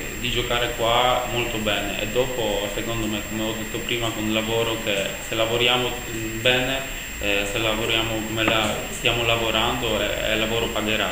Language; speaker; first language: Italian; non-native, learner; Polish